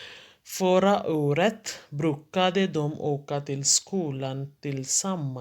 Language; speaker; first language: Swedish; non-native, fluent; Urdu